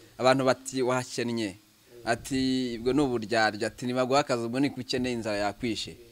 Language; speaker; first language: Kinyarwanda; native; Kinyarwanda